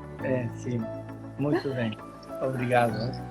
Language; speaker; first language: Portuguese; non-native, learner; Spanish